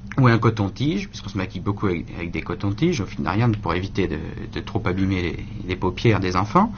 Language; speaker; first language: French; native; French